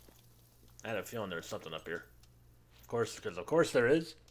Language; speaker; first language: English; native; English